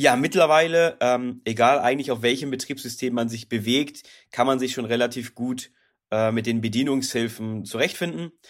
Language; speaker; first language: German; native; German